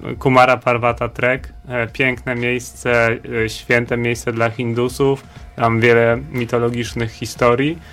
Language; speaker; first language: Polish; native; Polish